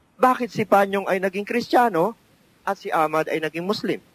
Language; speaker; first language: Filipino; native; Filipino